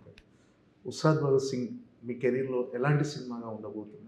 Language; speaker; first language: Telugu; native; Telugu